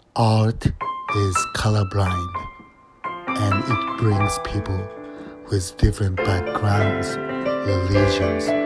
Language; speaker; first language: English; non-native, fluent; Japanese